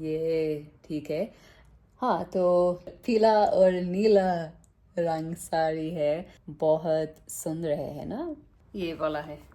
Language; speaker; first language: Hindi; non-native, learner; English